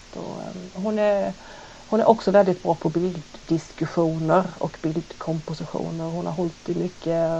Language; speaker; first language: Swedish; native; Swedish